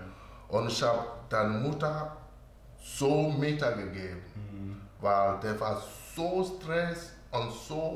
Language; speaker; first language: German; non-native, learner; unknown